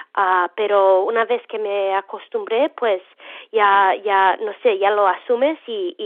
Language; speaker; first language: Spanish; non-native, fluent; English